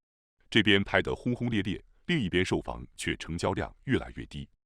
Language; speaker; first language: Chinese; native; Chinese